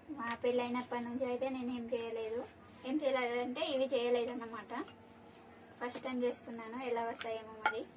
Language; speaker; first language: Telugu; non-native, local second language; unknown